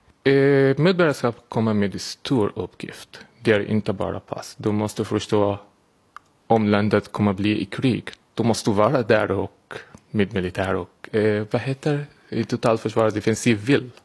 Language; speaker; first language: Swedish; non-native, learner; Arabic